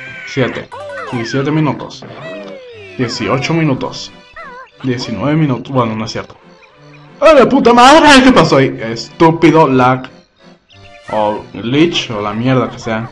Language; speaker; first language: Spanish; native; Spanish